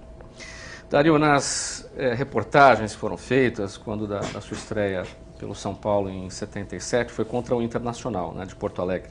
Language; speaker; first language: Portuguese; native; Portuguese